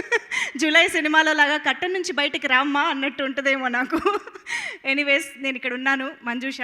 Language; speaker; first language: Telugu; native; Telugu